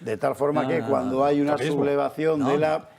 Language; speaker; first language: Spanish; native; Spanish